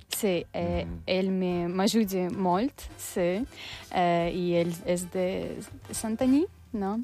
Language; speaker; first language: Catalan; non-native, learner; Russian